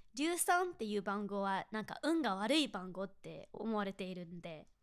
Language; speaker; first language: Japanese; non-native, fluent; English